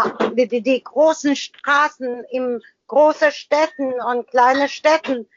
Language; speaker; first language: German; non-native, learner; Persian